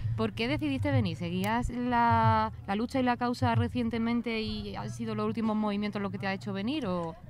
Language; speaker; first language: Spanish; native; Spanish